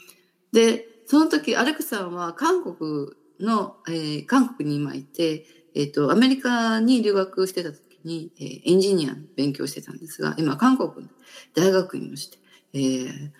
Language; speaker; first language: Japanese; native; Japanese